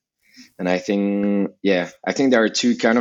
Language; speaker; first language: English; non-native, fluent; French